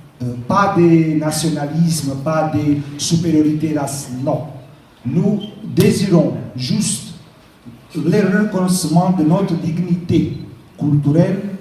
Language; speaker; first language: French; non-native, learner; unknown